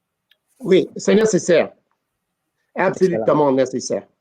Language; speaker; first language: French; non-native, local second language; English